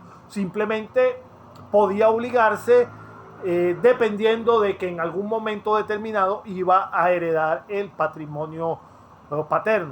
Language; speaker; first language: Spanish; native; Spanish